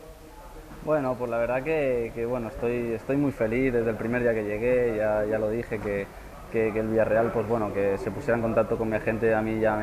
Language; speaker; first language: Spanish; native; Spanish